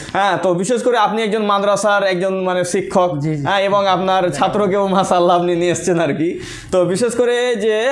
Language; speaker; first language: Bangla; native; Bangla